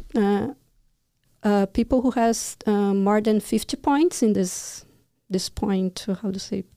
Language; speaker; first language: English; non-native, fluent; Portuguese